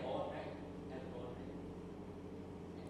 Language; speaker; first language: English; non-native, learner; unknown